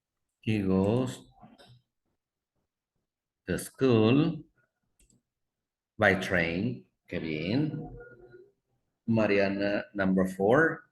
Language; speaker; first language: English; non-native, fluent; Spanish